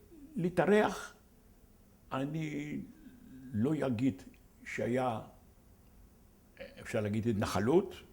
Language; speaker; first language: Hebrew; non-native, fluent; Ladino